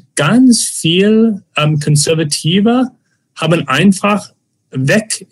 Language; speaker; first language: German; non-native, fluent; English